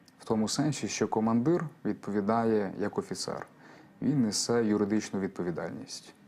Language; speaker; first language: Ukrainian; native; Ukrainian